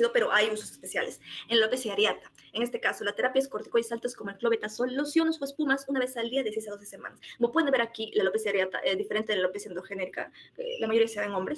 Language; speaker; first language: Spanish; native; Spanish